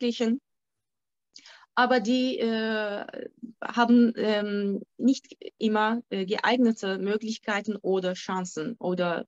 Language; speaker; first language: German; non-native, fluent; Turkish